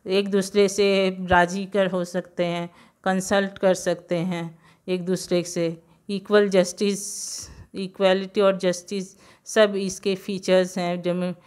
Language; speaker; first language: Hindi; non-native, local second language; Gujarati